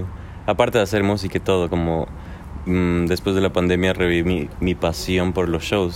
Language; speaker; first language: Spanish; native; Spanish